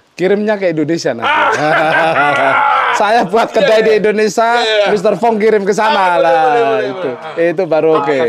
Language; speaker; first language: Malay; non-native, local second language; Javanese